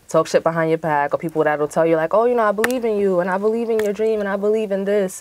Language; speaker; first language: English; native; English